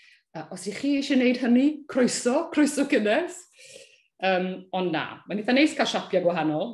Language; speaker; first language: Welsh; native; Welsh